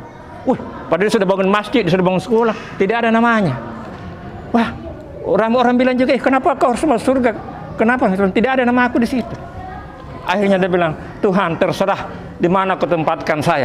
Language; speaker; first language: Indonesian; native; Indonesian